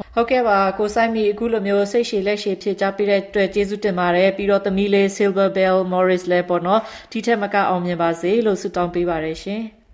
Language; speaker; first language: Burmese; native; Burmese